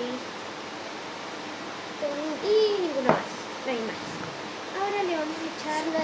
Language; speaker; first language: Spanish; native; Spanish